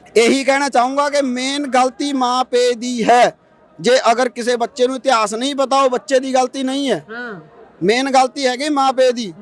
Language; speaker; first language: Punjabi; native; Punjabi